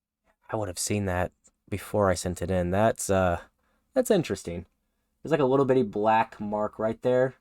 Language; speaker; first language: English; native; English